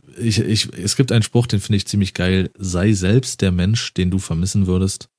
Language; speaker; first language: German; native; German